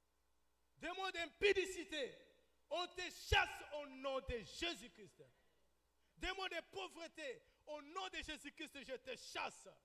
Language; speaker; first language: French; non-native, local second language; Lingala